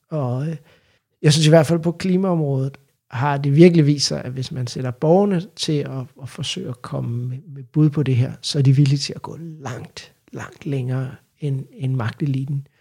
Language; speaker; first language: Danish; native; Danish